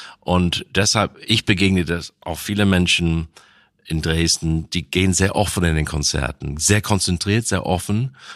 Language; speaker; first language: German; non-native, fluent; English